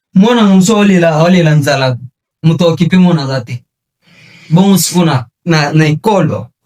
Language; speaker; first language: Lingala; native; Lingala